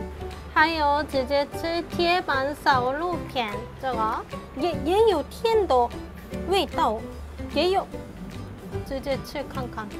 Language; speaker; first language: Chinese; non-native, fluent; Korean